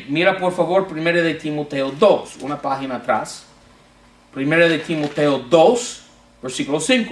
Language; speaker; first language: Spanish; non-native, fluent; English